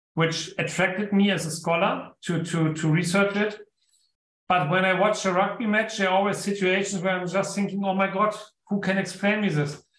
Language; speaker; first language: English; non-native, fluent; German